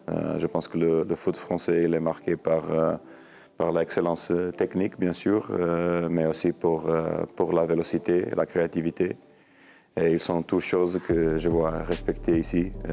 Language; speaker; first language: French; non-native, learner; Portuguese